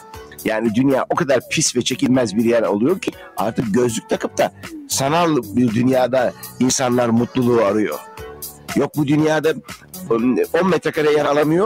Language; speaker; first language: Turkish; native; Turkish